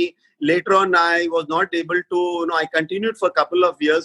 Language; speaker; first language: English; non-native, local second language; Marathi